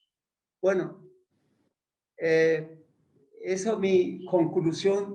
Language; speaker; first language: Spanish; non-native, fluent; Persian